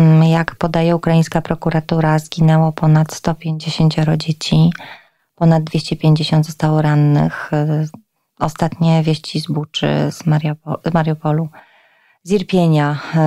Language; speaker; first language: Polish; native; Polish